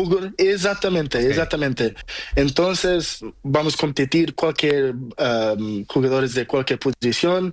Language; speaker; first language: Spanish; non-native, learner; Portuguese